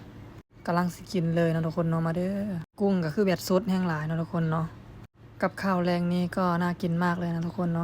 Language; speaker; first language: Thai; non-native, local second language; Lao